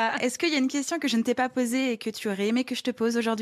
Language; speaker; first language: French; native; French